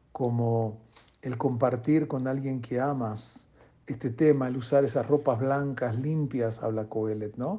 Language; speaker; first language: Spanish; native; Spanish